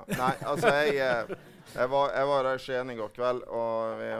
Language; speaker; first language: Norwegian; native; Norwegian